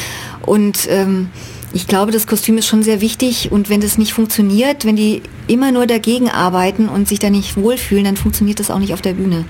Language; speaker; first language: German; native; German